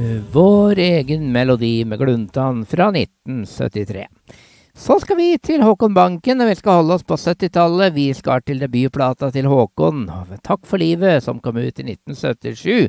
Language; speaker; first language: Norwegian; native; Norwegian